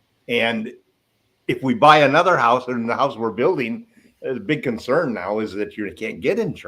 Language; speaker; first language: English; native; English